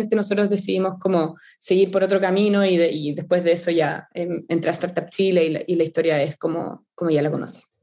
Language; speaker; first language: Spanish; native; Spanish